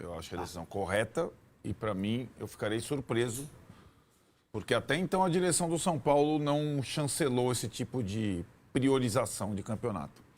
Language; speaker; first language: Portuguese; native; Portuguese